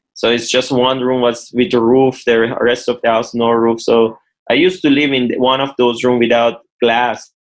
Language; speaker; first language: English; non-native, fluent; Persian